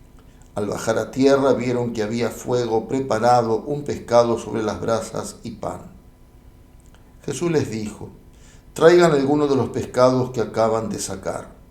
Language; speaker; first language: Spanish; native; Spanish